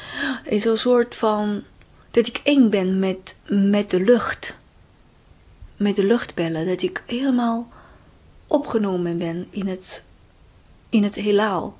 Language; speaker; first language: Dutch; non-native, fluent; Chinese